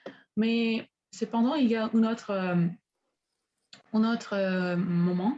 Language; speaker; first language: French; non-native, learner; Spanish